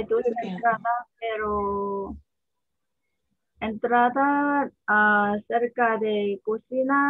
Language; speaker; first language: Spanish; non-native, learner; Korean